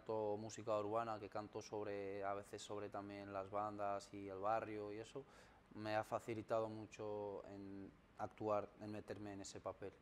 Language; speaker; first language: Spanish; early bilingual, other home language; Arabic